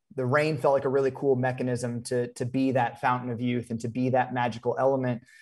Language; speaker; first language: English; native; English